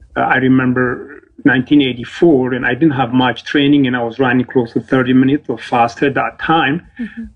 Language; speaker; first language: English; non-native, fluent; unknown